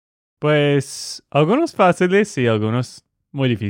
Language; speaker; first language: Spanish; non-native, fluent; English